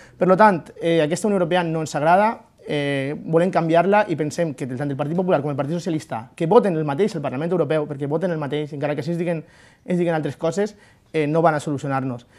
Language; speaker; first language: Catalan; native; Catalan